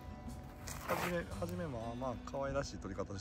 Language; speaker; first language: Japanese; native; Japanese